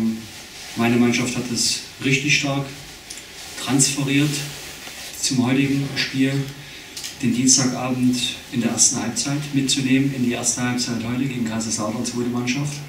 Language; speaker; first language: German; native; German